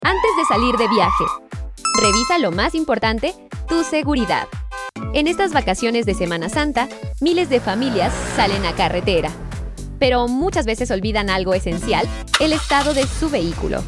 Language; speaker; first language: Spanish; native; Spanish